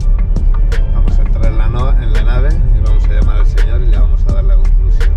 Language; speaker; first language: Spanish; native; Spanish